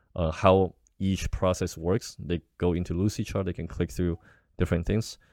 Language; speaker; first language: English; non-native, fluent; Chinese